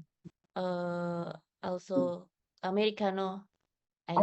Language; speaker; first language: English; non-native, learner; Indonesian